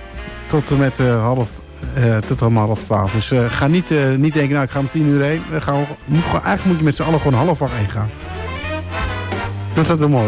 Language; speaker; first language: Dutch; native; Dutch